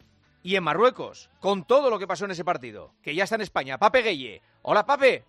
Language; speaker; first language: Spanish; native; Spanish